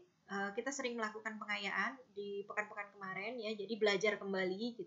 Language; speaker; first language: Indonesian; native; Indonesian